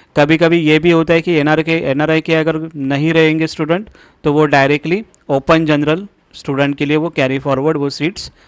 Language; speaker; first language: Hindi; non-native, local second language; Marathi